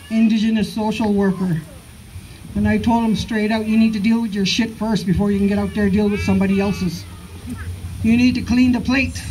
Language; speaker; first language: English; native; English